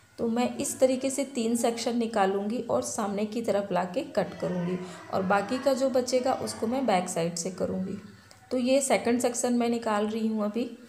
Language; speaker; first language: Hindi; native; Hindi